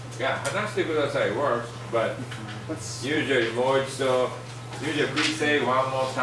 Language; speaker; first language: English; non-native, fluent; Japanese